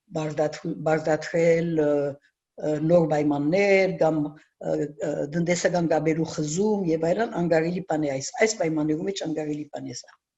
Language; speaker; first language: Armenian; early bilingual, heritage; Armenian